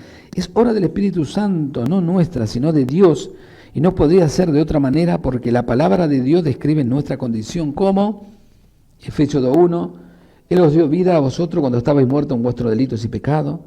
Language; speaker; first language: Spanish; native; Spanish